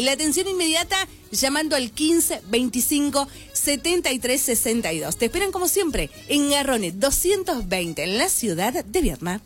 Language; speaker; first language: Spanish; native; Spanish